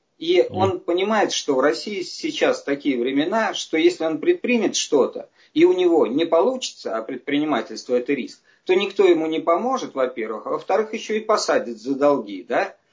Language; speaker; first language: Russian; native; Russian